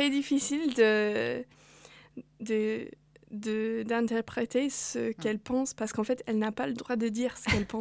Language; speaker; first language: French; non-native, fluent; English